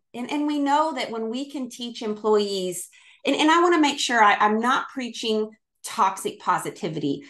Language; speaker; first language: English; native; English